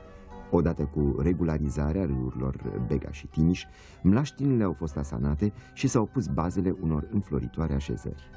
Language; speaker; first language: Romanian; native; Romanian